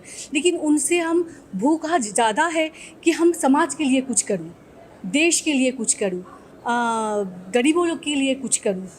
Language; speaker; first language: Hindi; non-native, local second language; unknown